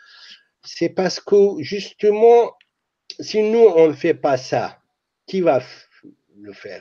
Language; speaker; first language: French; non-native, fluent; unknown